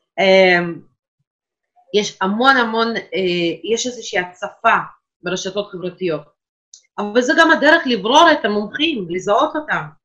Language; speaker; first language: Hebrew; non-native, fluent; Russian